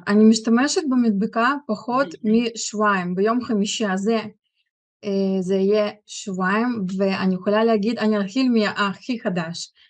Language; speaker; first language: Hebrew; non-native, fluent; Russian